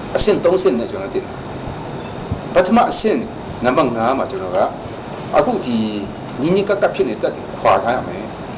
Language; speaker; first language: Burmese; non-native, local second language; Kachin